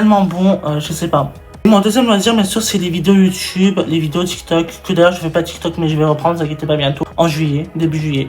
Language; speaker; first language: French; native; French